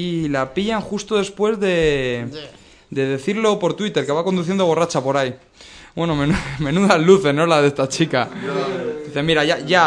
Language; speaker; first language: Spanish; native; Spanish